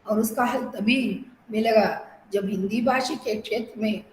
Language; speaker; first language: Hindi; non-native, local second language; Telugu